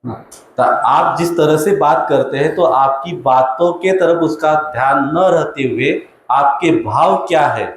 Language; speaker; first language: Hindi; non-native, local second language; Marathi